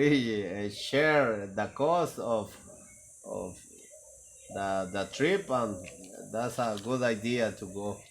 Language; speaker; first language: English; non-native, learner; Spanish